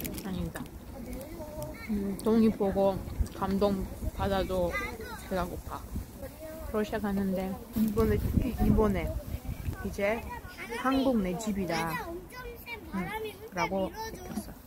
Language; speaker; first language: Korean; non-native, fluent; Russian